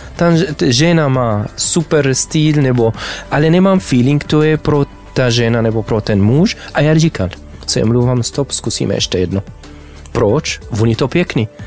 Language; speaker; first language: Czech; non-native, learner; Arabic